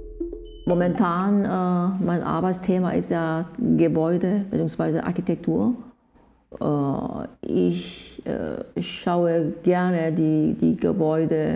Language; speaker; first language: German; non-native, fluent; Korean